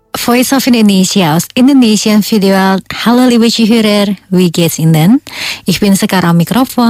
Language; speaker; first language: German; non-native, fluent; Indonesian